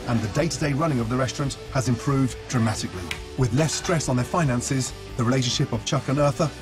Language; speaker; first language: English; native; English